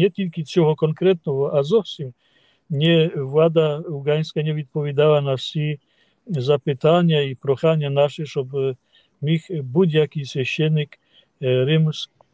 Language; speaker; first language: Ukrainian; non-native, fluent; Polish